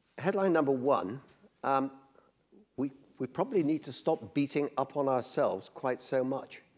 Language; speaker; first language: English; native; English